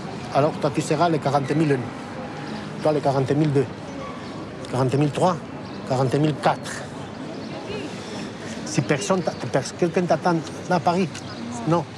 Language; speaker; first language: French; non-native, fluent; Spanish